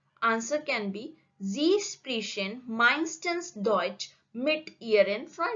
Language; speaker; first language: German; non-native, learner; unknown